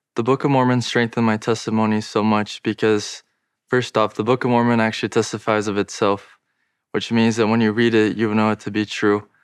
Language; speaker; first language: English; non-native, fluent; Portuguese